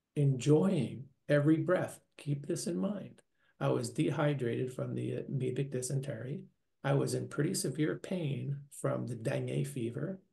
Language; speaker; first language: English; native; English